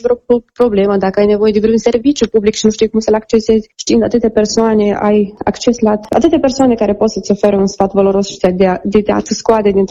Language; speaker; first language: Romanian; native; Romanian